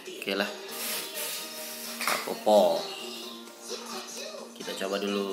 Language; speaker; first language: Indonesian; native; Indonesian